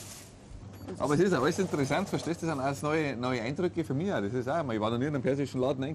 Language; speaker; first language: German; native; German